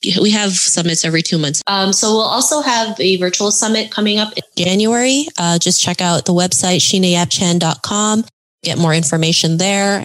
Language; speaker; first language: English; early bilingual, other home language; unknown